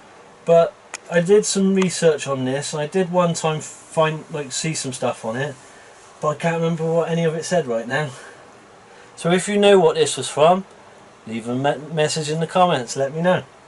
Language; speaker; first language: English; native; English